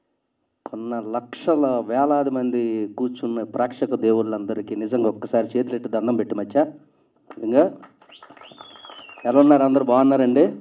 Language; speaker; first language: Telugu; native; Telugu